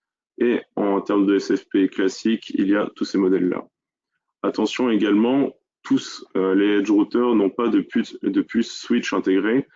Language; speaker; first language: French; native; French